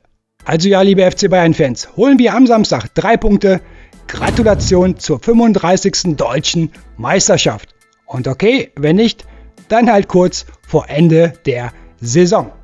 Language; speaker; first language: German; native; German